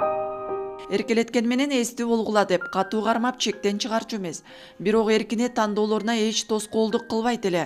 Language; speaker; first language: Kyrgyz; native; Kyrgyz